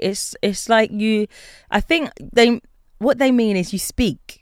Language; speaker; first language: English; native; English